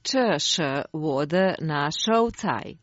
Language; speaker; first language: Chinese; non-native, learner; Croatian